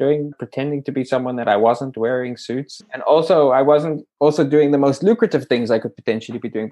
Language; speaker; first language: English; native; English